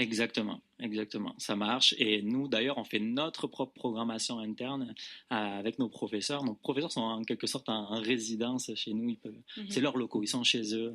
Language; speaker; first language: French; native; French